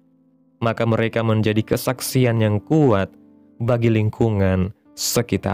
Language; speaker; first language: Indonesian; native; Indonesian